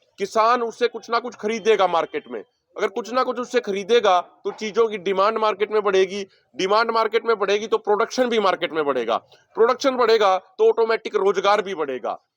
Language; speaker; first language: Hindi; native; Hindi